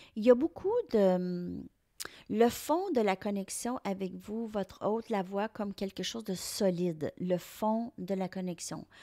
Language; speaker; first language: French; native; French